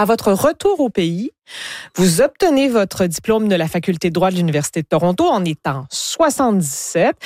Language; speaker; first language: French; native; French